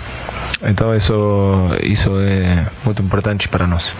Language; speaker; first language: Portuguese; non-native, fluent; Spanish